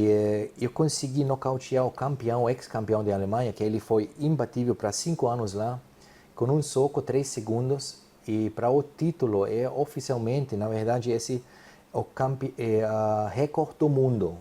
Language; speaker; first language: Portuguese; non-native, fluent; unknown